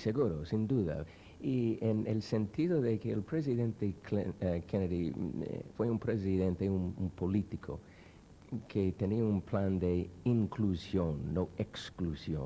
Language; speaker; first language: Spanish; non-native, fluent; English